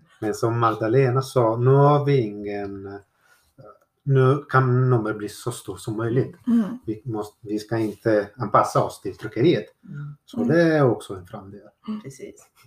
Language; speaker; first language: Swedish; non-native, fluent; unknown